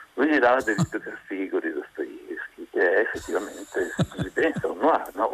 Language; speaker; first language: Italian; native; Italian